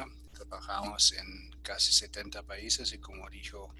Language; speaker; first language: Spanish; non-native, fluent; German